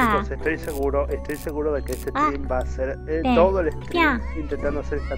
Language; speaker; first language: Spanish; native; Spanish